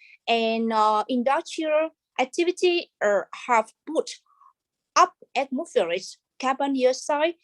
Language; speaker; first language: English; non-native, fluent; Vietnamese